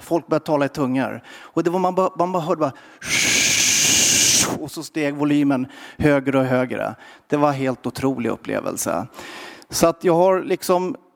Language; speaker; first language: Swedish; native; Swedish